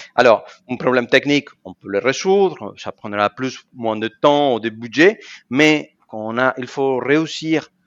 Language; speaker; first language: French; non-native, fluent; Spanish